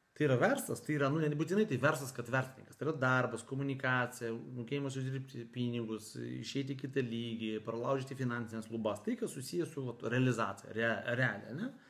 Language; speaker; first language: Lithuanian; native; Lithuanian